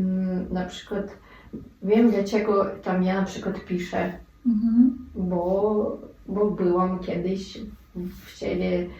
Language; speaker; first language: Polish; non-native, fluent; Russian